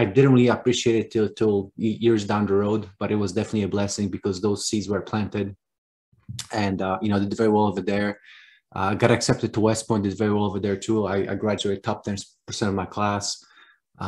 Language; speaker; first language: English; non-native, fluent; Polish